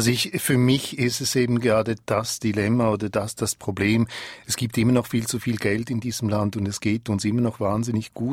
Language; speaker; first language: German; native; German